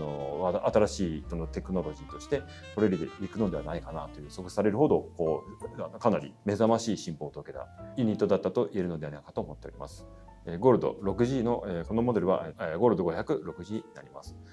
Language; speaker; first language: Japanese; native; Japanese